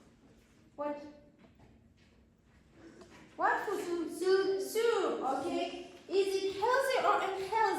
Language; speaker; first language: English; non-native, learner; Kazakh